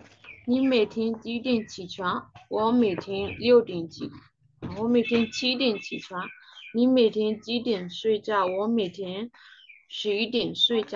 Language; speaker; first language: Chinese; non-native, learner; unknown